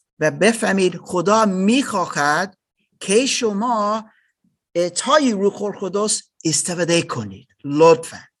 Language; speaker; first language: Persian; non-native, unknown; English